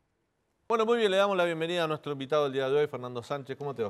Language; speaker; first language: Spanish; native; Spanish